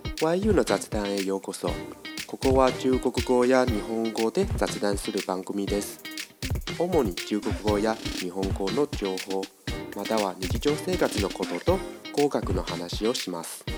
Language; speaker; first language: Japanese; non-native, fluent; Chinese